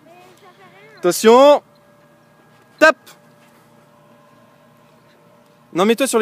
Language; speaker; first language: French; native; French